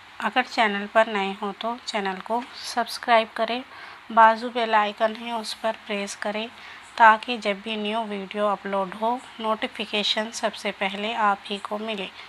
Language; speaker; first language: Urdu; native; Urdu